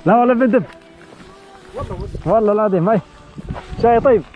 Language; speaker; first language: Arabic; native; Arabic